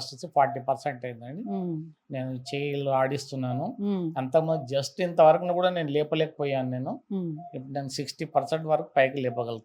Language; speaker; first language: Telugu; native; Telugu